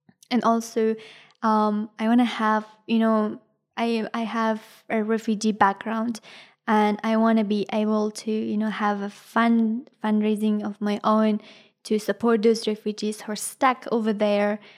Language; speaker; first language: English; non-native, fluent; Persian